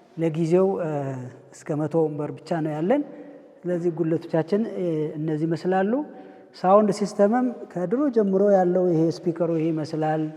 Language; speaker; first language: Amharic; non-native, local second language; Tigrinya